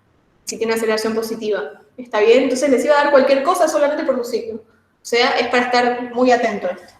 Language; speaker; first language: Spanish; native; Spanish